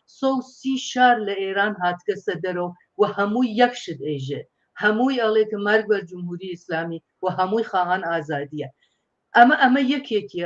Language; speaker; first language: Central Kurdish; non-native, local second language; Persian